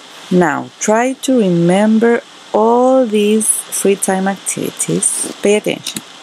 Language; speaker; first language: English; non-native, fluent; Spanish